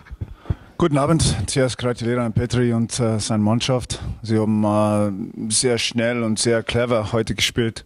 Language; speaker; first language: German; non-native, fluent; English